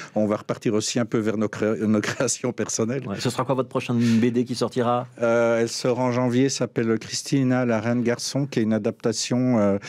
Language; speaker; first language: French; native; French